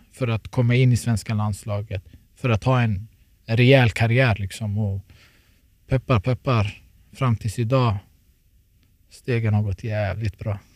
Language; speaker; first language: Swedish; early bilingual, other home language; Turoyo